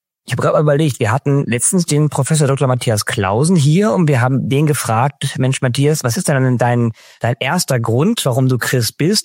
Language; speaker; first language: German; native; German